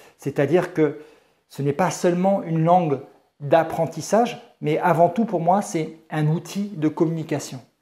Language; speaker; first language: French; native; French